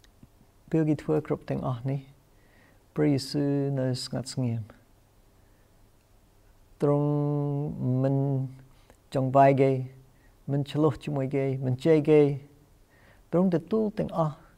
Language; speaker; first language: Khmer; non-native, fluent; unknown